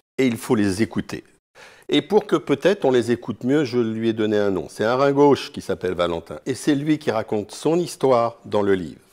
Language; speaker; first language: French; native; French